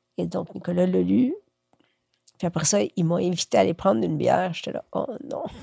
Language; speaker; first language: French; early bilingual, other home language; Spanish